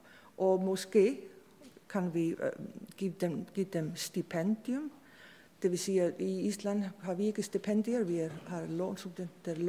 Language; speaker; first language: Danish; non-native, fluent; Icelandic